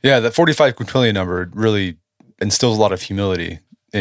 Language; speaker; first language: English; native; English